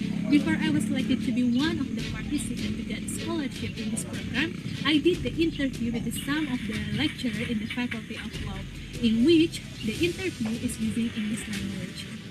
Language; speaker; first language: English; non-native, fluent; Indonesian